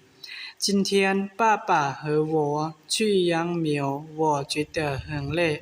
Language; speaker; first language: Chinese; non-native, learner; Hmong